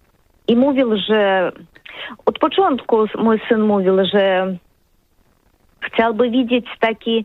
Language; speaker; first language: Polish; non-native, learner; Russian